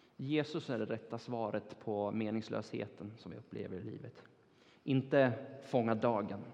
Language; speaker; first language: Swedish; non-native, fluent; Turkish